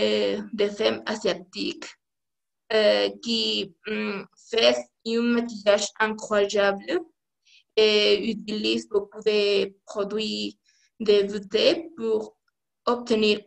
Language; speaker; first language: French; non-native, learner; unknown